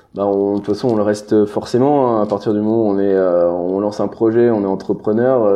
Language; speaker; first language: French; native; French